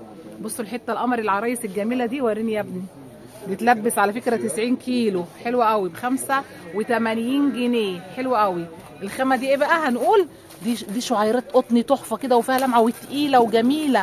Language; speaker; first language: Arabic; native; Arabic